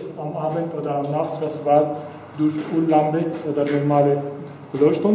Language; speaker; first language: German; non-native, fluent; Arabic